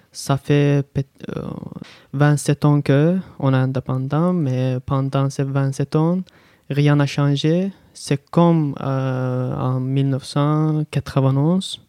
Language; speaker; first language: French; non-native, learner; Azerbaijani